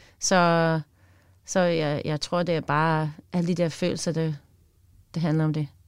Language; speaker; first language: Danish; non-native, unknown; English